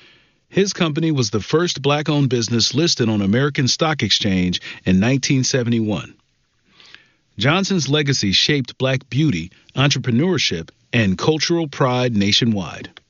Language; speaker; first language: English; native; English